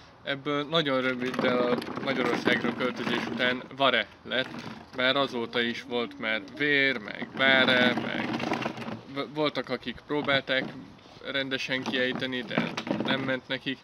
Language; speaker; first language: Hungarian; early bilingual, other home language; English